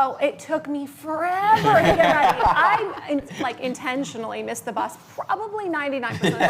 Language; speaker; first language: English; native; English